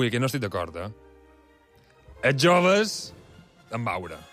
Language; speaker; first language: Catalan; native; Catalan